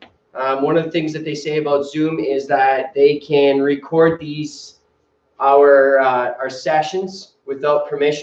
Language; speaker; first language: English; native; English